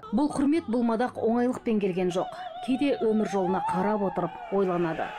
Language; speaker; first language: Kazakh; native; Kazakh